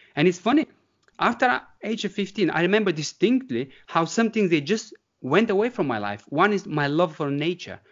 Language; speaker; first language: English; non-native, fluent; Bulgarian